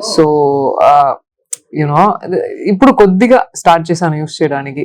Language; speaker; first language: Telugu; non-native, learner; Tamil